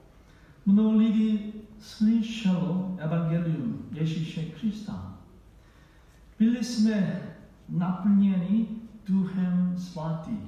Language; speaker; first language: Czech; non-native, learner; Korean